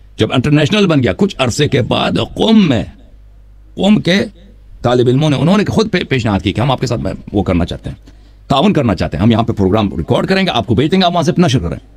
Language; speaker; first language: Urdu; non-native, fluent; Persian